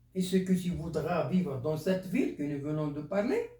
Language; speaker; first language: French; non-native, local second language; Arabic